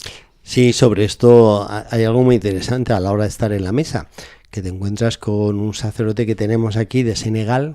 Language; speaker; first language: Spanish; native; Spanish